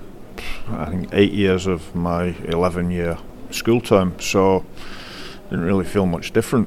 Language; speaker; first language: English; native; English